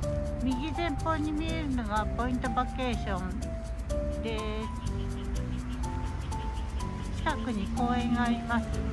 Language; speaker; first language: Japanese; native; Japanese